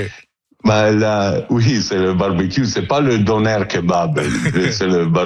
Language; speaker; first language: French; non-native, learner; Italian